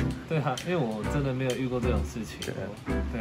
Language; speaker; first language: Chinese; native; Chinese